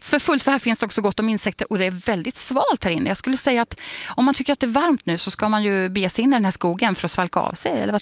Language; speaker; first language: Swedish; native; Swedish